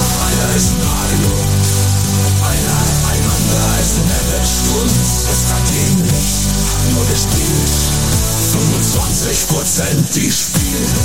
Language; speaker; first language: German; non-native, learner; Italian